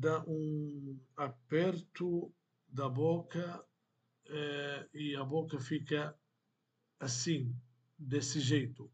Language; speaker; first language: Portuguese; non-native, fluent; Arabic